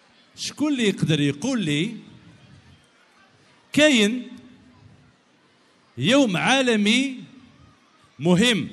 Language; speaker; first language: Arabic; native; Arabic